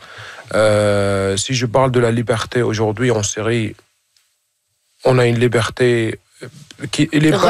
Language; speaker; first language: French; non-native, fluent; Arabic